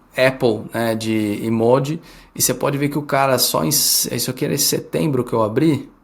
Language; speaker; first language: Portuguese; early bilingual, heritage; Portuguese